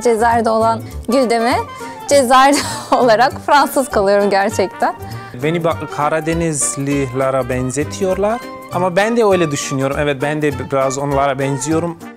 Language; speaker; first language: Turkish; non-native, fluent; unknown